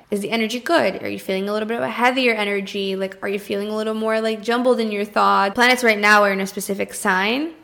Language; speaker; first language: English; early bilingual, other home language; Portuguese